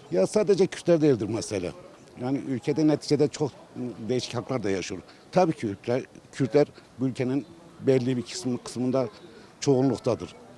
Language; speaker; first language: Turkish; non-native, local second language; Kurdish